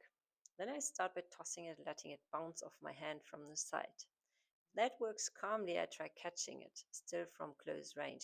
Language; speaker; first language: English; non-native, fluent; German